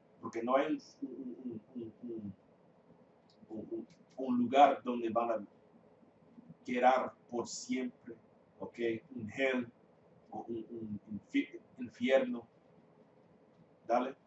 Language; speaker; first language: Spanish; non-native, fluent; English